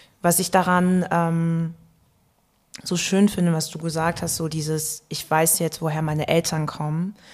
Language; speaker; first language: German; native; German